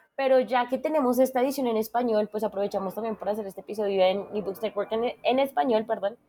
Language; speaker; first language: Spanish; native; Spanish